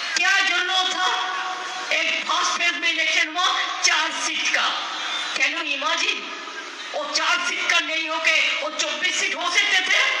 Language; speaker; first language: Hindi; non-native, local second language; Bangla